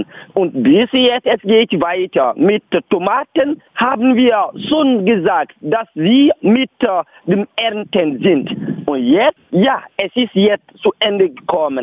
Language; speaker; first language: German; non-native, learner; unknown